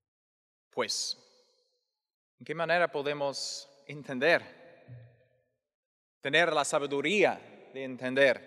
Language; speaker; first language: Spanish; non-native, fluent; English